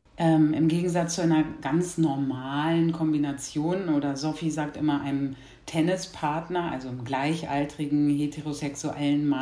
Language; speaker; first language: German; native; German